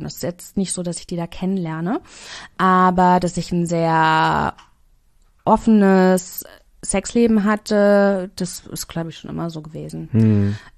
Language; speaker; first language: German; native; German